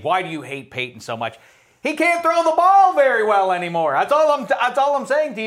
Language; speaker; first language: English; native; English